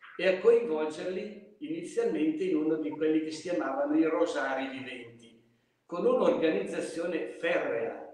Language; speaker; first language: Italian; native; Italian